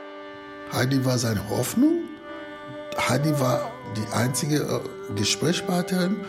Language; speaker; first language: German; non-native, fluent; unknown